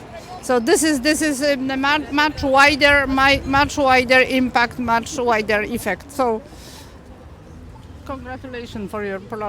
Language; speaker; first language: English; non-native, fluent; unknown